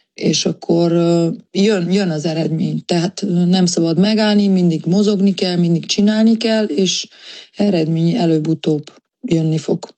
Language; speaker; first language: Hungarian; native; Hungarian